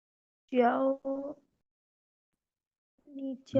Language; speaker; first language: Chinese; non-native, learner; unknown